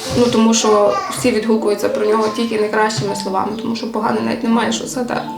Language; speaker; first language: Ukrainian; native; Ukrainian